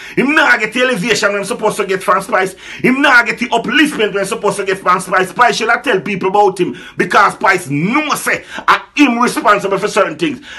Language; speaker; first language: English; non-native, local second language; Jamaican Creole English